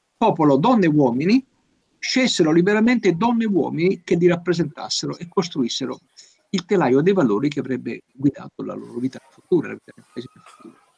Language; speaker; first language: Italian; native; Italian